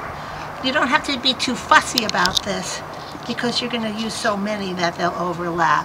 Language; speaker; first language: English; native; English